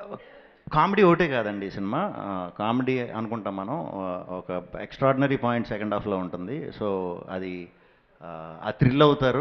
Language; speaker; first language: Telugu; native; Telugu